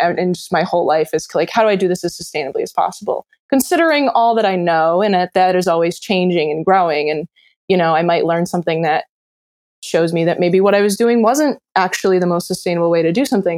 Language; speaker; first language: English; native; English